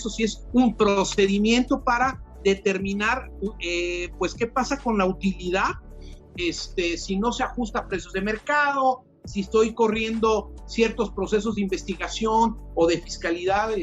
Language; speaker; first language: Spanish; native; Spanish